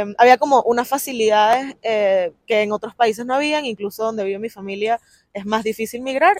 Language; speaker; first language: Spanish; native; Spanish